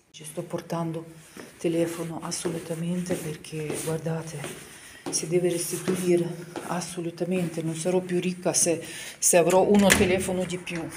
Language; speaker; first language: Italian; non-native, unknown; Ukrainian